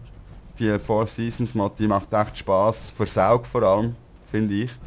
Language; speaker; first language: German; native; German